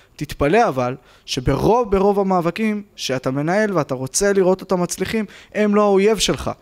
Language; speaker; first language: Hebrew; native; Hebrew